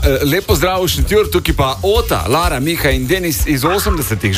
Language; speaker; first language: Slovenian; native; Slovenian